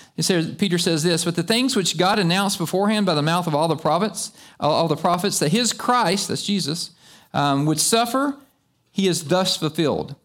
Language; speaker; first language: English; native; English